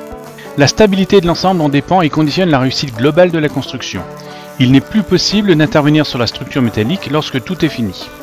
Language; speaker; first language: French; native; French